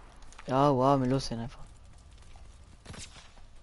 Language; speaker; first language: German; non-native, local second language; Luxembourgish